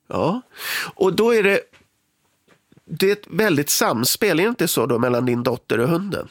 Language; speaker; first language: Swedish; native; Swedish